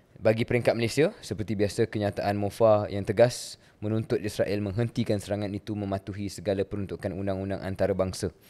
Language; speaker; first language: Malay; native; Malay